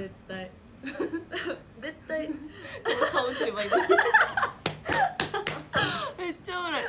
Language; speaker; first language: Japanese; native; Japanese